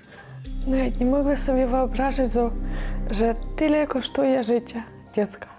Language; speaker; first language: Polish; non-native, learner; Ukrainian